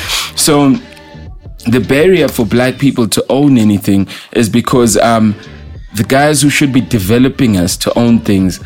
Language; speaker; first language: English; non-native, local second language; Zulu